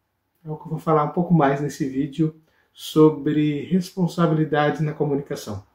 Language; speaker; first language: Portuguese; native; Portuguese